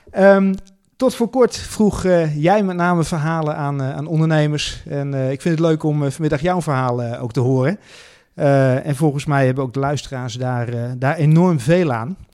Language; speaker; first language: Dutch; native; Dutch